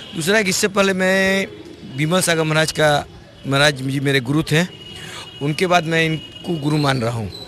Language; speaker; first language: Hindi; native; Hindi